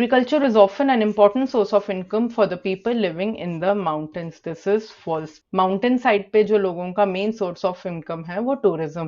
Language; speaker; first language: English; non-native, local second language; Hindi